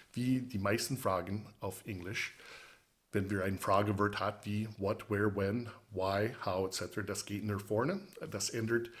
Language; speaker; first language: German; non-native, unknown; English